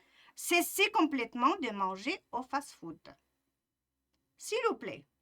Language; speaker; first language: French; non-native, fluent; Uzbek